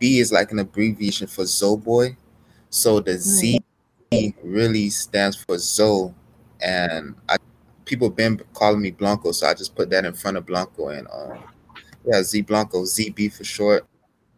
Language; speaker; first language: English; native; English